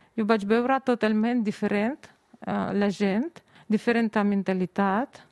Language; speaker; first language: Catalan; non-native, fluent; Russian